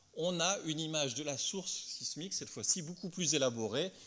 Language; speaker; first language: French; native; French